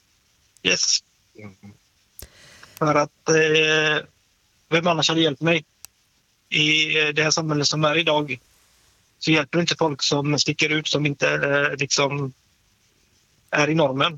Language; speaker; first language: Swedish; native; Swedish